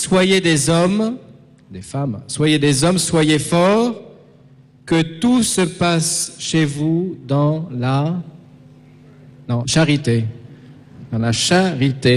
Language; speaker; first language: French; native; French